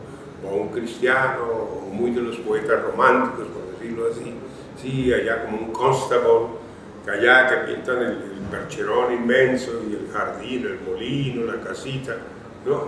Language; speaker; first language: Spanish; native; Spanish